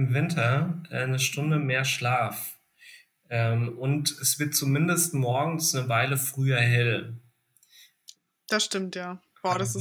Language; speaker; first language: German; native; German